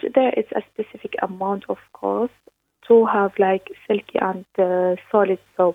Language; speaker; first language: English; non-native, learner; Arabic